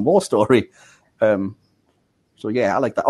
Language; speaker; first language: English; native; English